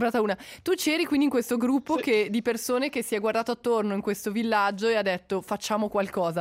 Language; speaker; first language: Italian; native; Italian